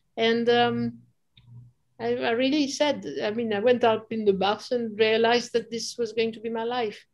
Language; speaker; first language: English; non-native, fluent; French